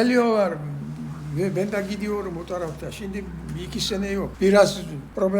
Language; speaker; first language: Turkish; non-native, learner; Georgian